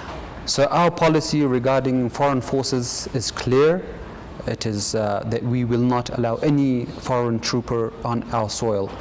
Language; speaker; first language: English; non-native, fluent; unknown